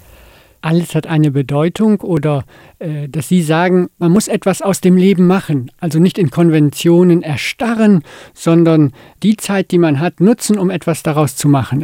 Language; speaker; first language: German; native; German